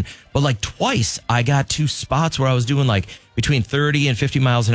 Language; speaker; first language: English; native; English